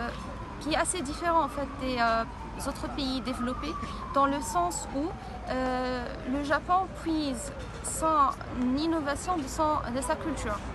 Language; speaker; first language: French; non-native, local second language; Arabic